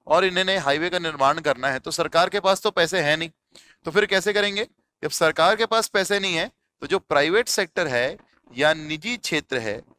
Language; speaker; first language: Hindi; native; Hindi